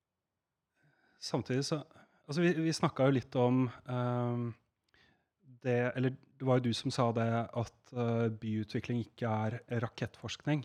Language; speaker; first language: Norwegian; native; Norwegian